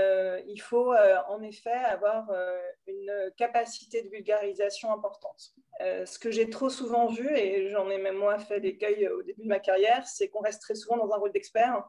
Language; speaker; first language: French; native; French